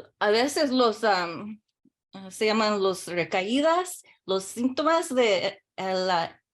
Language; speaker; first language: Spanish; early bilingual, heritage; English